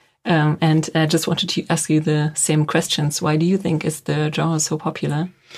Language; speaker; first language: English; non-native, fluent; German